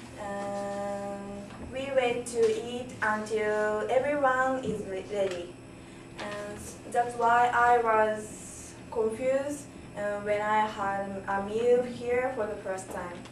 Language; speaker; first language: English; non-native, learner; Japanese